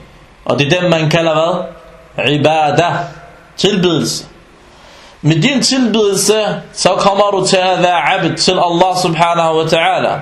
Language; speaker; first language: Danish; early bilingual, other home language; Arabic